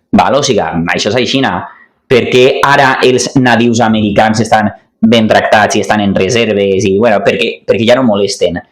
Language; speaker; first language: Catalan; native; Catalan